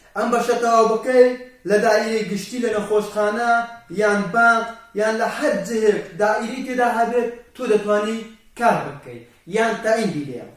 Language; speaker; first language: Central Kurdish; non-native, local second language; Kurdish